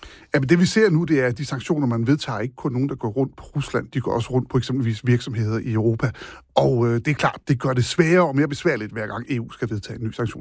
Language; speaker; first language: Danish; native; Danish